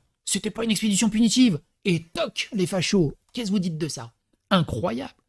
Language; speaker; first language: French; early bilingual, other home language; Serbian